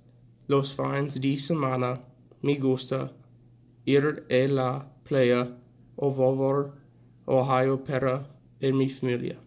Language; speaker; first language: Spanish; non-native, learner; English